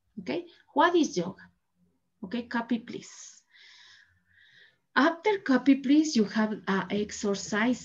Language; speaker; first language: English; non-native, learner; Spanish